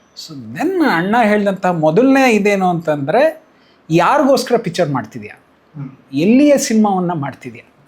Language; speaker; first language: Kannada; native; Kannada